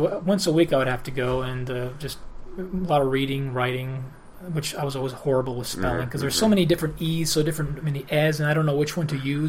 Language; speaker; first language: English; early bilingual, other home language; Greek